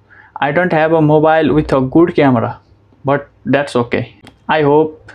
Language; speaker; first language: English; non-native, learner; Nepali